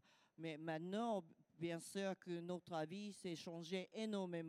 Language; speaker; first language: French; non-native, learner; Japanese